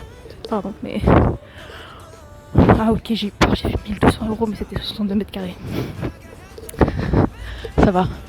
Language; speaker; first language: French; native; French